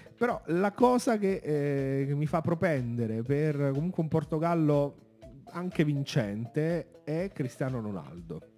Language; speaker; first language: Italian; native; Italian